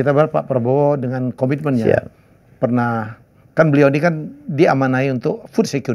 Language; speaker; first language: Indonesian; native; Indonesian